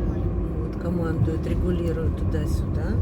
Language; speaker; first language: Russian; native; Russian